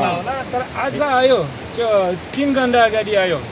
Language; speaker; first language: Nepali; non-native, learner; French